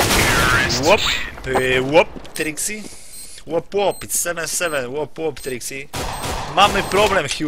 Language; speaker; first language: English; non-native, learner; Polish